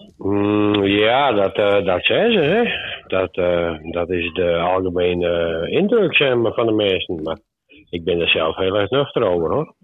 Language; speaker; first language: Dutch; native; Dutch